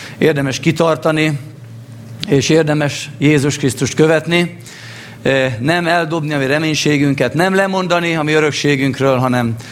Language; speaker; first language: Hungarian; native; Hungarian